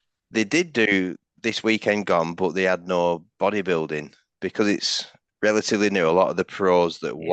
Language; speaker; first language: English; native; English